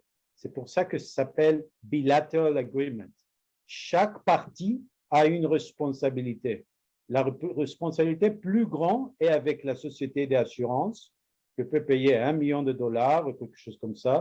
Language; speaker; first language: French; non-native, learner; Spanish